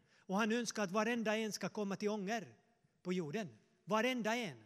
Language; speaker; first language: Swedish; non-native, fluent; Finnish